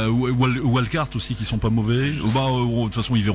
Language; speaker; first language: French; native; French